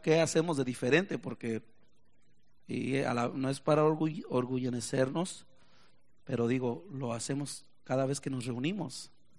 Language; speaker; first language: Spanish; native; Spanish